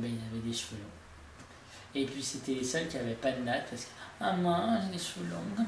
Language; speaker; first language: French; native; French